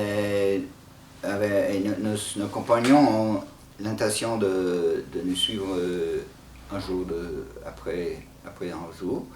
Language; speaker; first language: French; non-native, fluent; English